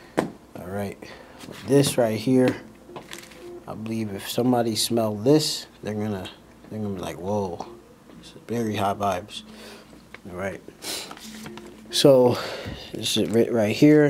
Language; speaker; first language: English; native; English